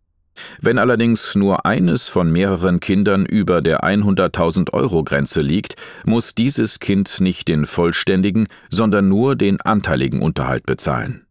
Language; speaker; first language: German; native; German